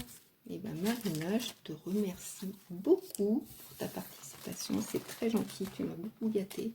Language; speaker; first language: French; native; French